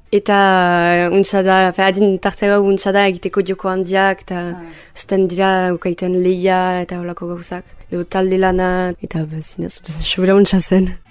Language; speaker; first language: Basque; native; Basque